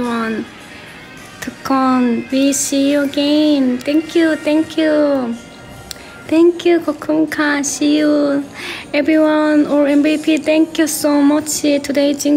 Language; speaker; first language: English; non-native, learner; Thai